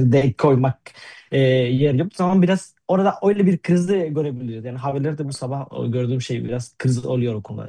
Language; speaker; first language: Turkish; non-native, fluent; Spanish